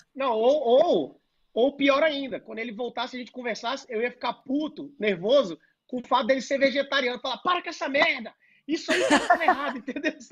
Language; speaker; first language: Portuguese; native; Portuguese